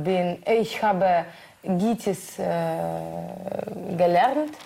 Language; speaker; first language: German; non-native, learner; Russian